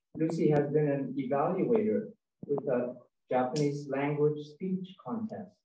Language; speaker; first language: English; native; English